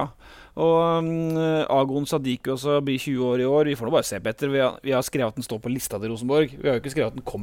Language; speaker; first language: Norwegian; native; Norwegian